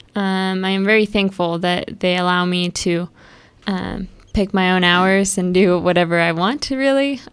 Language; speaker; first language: English; early bilingual, other home language; Spanish